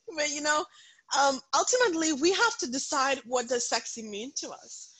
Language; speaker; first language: English; non-native, local second language; Punjabi